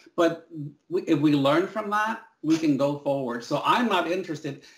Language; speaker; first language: English; early bilingual, other home language; Spanish